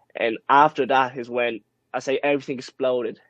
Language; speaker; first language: English; early bilingual, other home language; Spanish